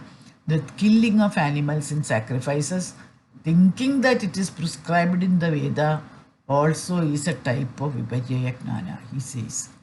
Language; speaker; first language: English; non-native, fluent; Malayalam